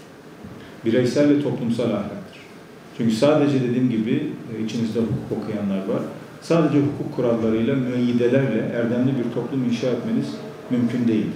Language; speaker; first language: Turkish; native; Turkish